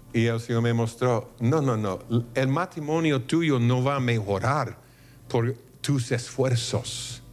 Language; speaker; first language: Spanish; non-native, fluent; English